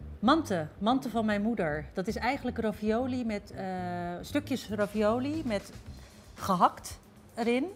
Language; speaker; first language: Dutch; early bilingual, other home language; Turkish